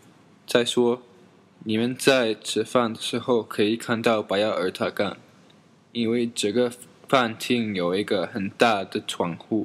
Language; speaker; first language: Chinese; non-native, learner; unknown